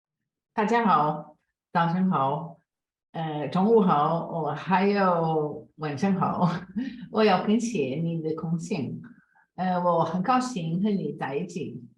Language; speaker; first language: Chinese; non-native, learner; Portuguese